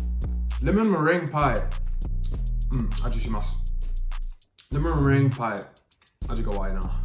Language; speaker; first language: Japanese; non-native, learner; English